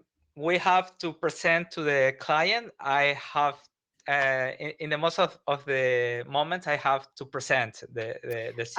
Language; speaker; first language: English; non-native, learner; Spanish